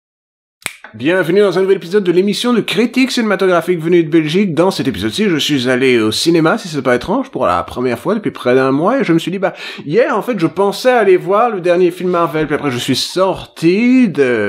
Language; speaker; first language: French; native; French